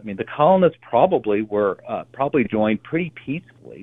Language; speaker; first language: English; native; English